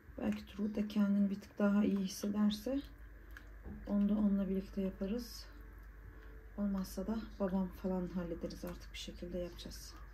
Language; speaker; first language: Turkish; early bilingual, heritage; Turkish